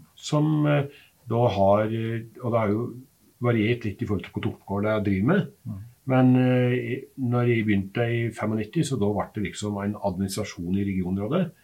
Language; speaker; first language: Norwegian; native; Norwegian